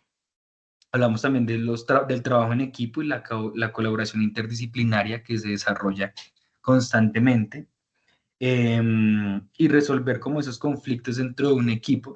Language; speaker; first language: Spanish; native; Spanish